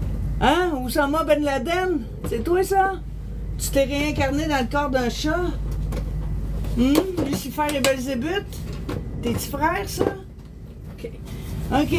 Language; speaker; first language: French; native; French